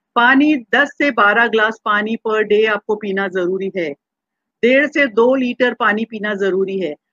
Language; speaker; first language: Hindi; non-native, local second language; Marathi